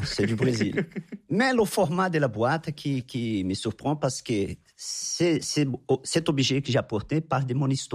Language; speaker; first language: French; non-native, fluent; Portuguese